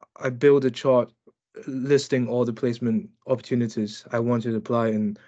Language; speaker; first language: English; non-native, fluent; Chinese